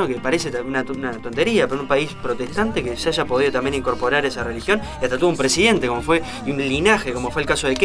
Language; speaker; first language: Spanish; native; Spanish